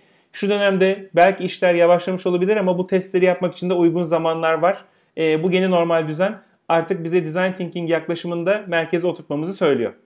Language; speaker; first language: Turkish; native; Turkish